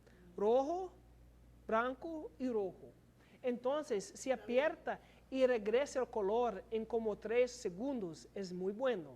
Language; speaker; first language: Spanish; non-native, learner; English